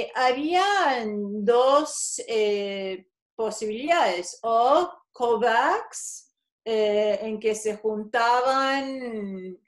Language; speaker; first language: Spanish; non-native, fluent; English